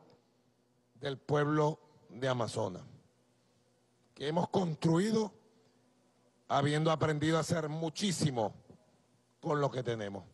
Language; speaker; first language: Spanish; native; Spanish